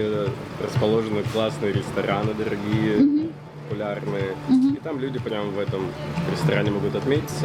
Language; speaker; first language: Russian; native; Russian